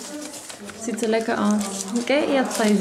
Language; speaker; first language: German; native; German